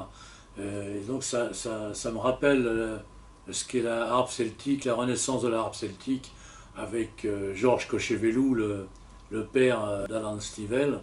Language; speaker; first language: French; native; French